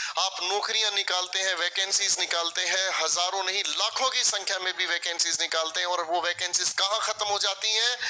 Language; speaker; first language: Hindi; native; Hindi